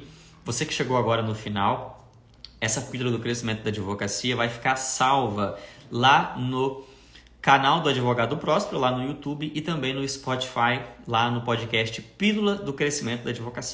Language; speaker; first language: Portuguese; native; Portuguese